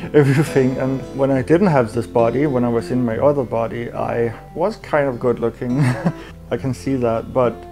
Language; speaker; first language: English; non-native, fluent; Danish